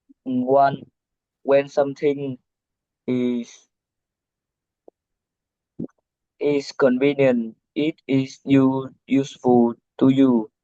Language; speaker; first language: English; non-native, learner; Vietnamese